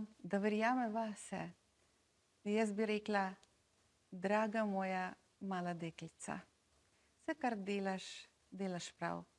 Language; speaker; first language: Slovenian; non-native, fluent; Russian